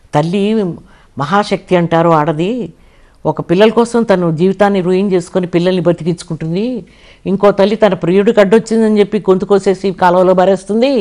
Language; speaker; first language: Telugu; non-native, local second language; English